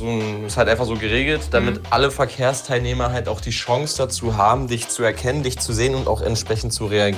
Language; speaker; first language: German; native; German